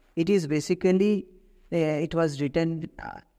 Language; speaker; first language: English; non-native, local second language; Bangla